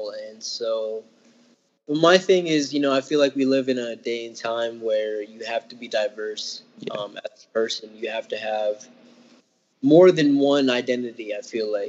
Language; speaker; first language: English; native; English